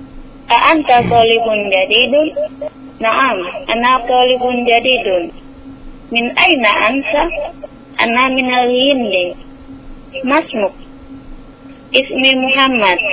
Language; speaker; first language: Arabic; non-native, learner; Indonesian